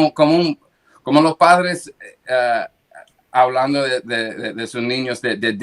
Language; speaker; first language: Spanish; early bilingual, heritage; English